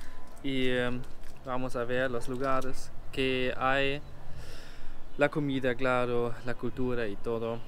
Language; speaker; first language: Spanish; non-native, learner; German